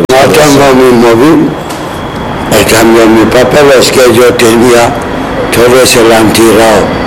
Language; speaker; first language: Spanish; non-native, learner; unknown